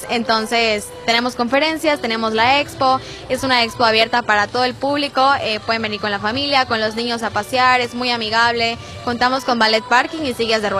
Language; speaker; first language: Spanish; native; Spanish